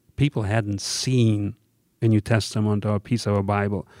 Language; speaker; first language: English; non-native, fluent; Russian